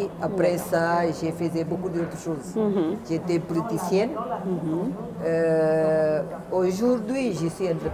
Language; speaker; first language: French; non-native, fluent; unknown